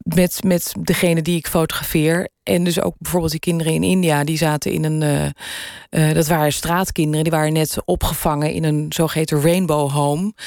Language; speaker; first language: Dutch; native; Dutch